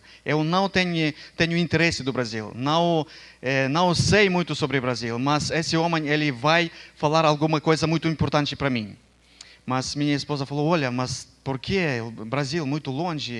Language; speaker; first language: Portuguese; non-native, fluent; Ukrainian